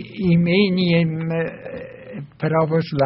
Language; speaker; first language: Russian; non-native, fluent; German